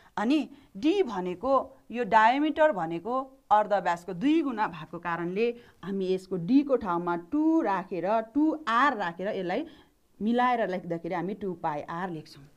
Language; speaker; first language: Nepali; native; Nepali